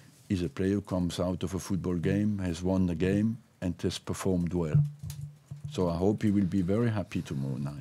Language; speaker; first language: English; non-native, fluent; French